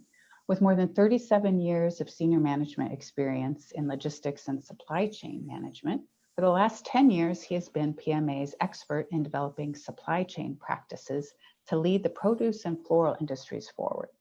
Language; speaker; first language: English; native; English